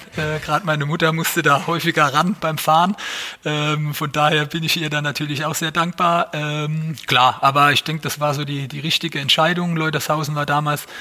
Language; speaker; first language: German; native; German